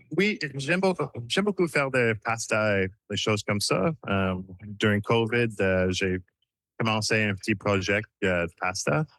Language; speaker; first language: French; non-native, local second language; English